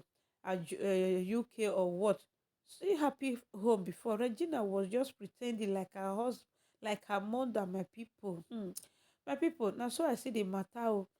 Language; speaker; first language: Nigerian Pidgin; native; Nigerian Pidgin